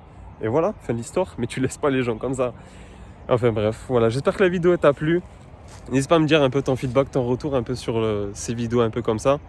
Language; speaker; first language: French; native; French